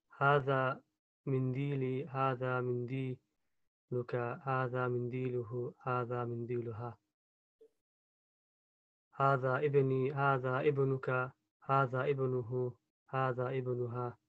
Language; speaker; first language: Arabic; non-native, learner; English